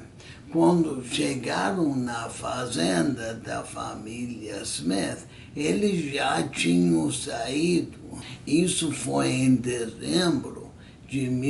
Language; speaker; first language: Portuguese; non-native, fluent; English